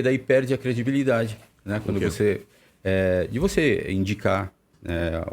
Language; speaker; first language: Portuguese; native; Portuguese